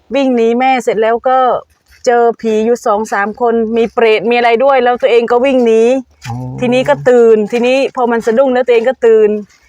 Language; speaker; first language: Thai; native; Thai